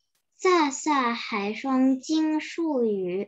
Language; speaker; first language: Chinese; early bilingual, heritage; Chinese